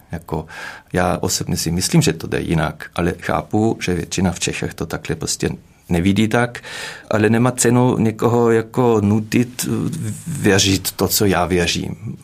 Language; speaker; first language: Czech; non-native, fluent; German